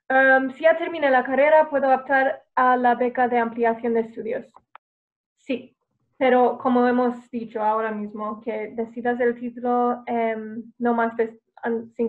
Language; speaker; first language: Spanish; non-native, fluent; English